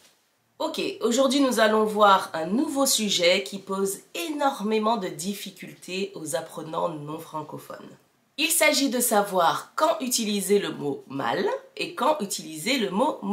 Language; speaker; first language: French; native; French